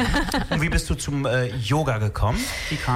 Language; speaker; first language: German; early bilingual, other home language; Italian